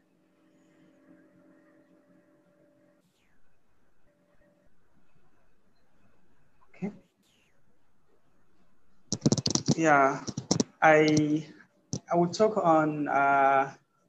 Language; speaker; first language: English; non-native, local second language; Hausa